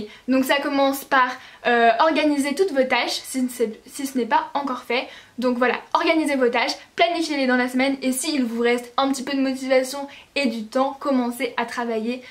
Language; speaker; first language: French; native; French